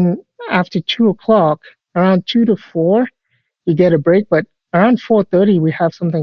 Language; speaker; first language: English; non-native, local second language; Yoruba